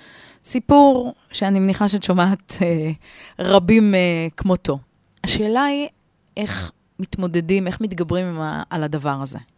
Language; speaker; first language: Hebrew; native; Hebrew